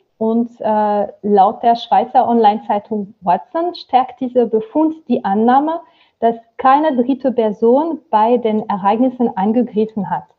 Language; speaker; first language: German; non-native, fluent; French